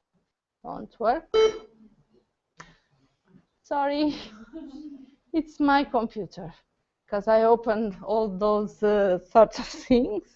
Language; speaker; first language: English; non-native, learner; Portuguese